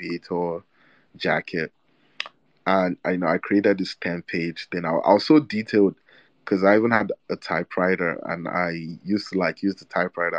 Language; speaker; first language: English; non-native, local second language; Igbo